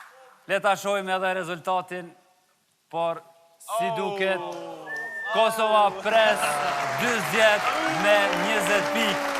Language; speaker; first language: Albanian; native; Albanian